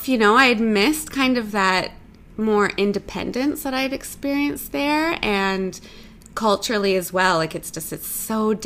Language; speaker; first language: English; native; English